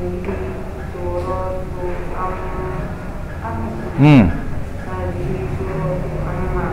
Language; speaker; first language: Arabic; non-native, learner; Indonesian